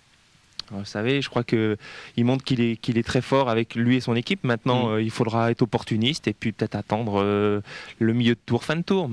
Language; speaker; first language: French; native; French